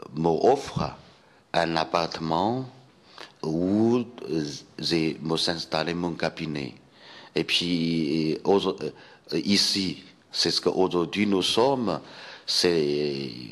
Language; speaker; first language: French; non-native, fluent; Chinese